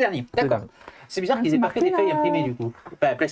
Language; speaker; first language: French; native; French